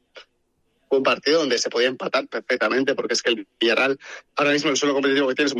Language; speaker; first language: Spanish; native; Spanish